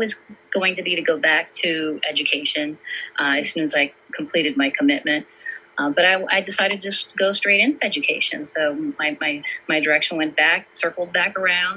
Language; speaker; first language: English; native; English